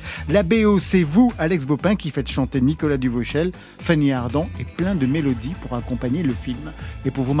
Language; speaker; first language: French; native; French